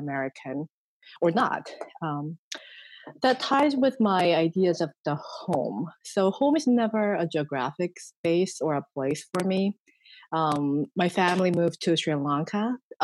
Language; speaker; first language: English; non-native, fluent; Korean